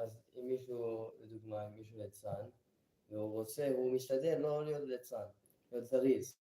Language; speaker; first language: Hebrew; non-native, learner; English